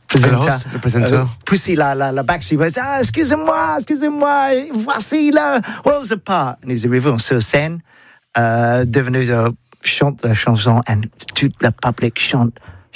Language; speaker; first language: French; non-native, learner; English